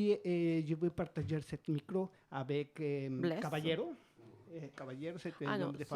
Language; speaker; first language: French; non-native, learner; Spanish